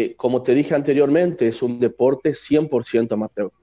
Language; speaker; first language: Spanish; native; Spanish